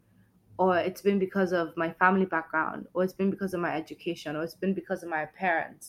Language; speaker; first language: English; non-native, local second language; Yoruba